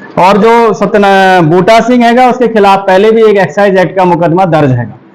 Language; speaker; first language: Hindi; native; Hindi